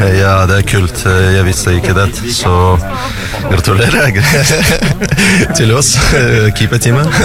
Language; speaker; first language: Norwegian; non-native, learner; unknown